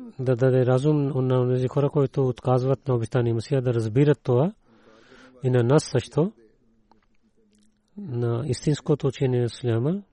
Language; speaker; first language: Bulgarian; non-native, fluent; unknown